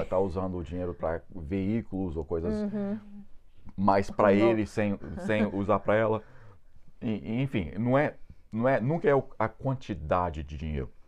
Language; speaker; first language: Portuguese; non-native, fluent; English